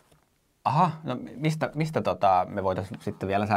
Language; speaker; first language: Finnish; native; Finnish